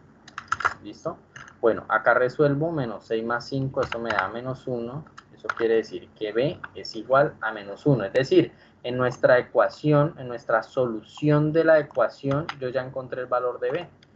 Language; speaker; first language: Spanish; native; Spanish